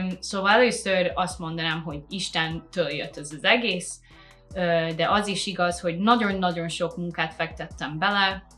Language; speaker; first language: Hungarian; non-native, fluent; English